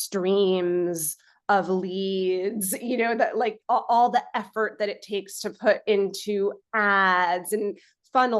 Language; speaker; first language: English; native; English